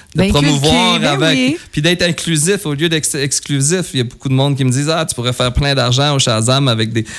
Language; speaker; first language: French; native; French